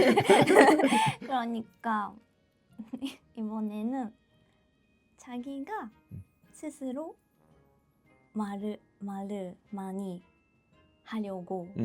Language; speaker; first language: Korean; non-native, learner; Japanese